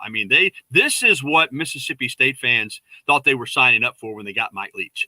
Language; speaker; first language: English; native; English